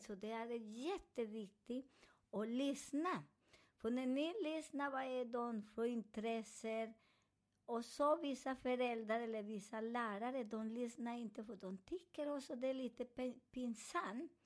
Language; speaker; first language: Swedish; non-native, fluent; Spanish